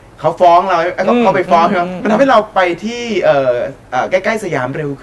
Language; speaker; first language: Thai; native; Thai